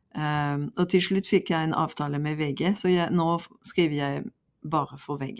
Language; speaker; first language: Norwegian; non-native, fluent; French